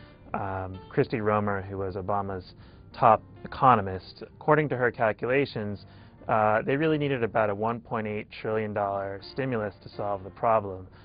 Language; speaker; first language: English; native; English